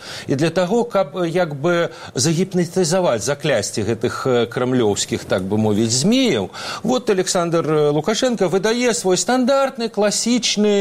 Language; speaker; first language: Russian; non-native, local second language; Belarusian